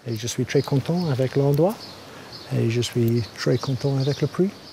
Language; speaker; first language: French; non-native, learner; English